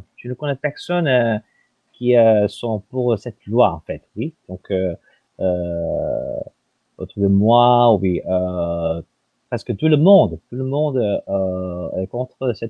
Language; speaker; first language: French; non-native, fluent; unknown